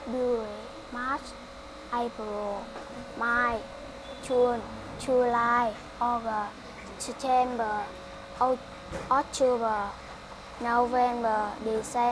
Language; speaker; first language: English; non-native, learner; Vietnamese